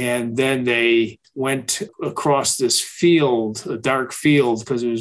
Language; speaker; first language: English; native; English